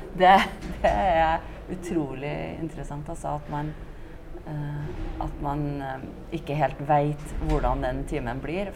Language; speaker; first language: Norwegian; native; Norwegian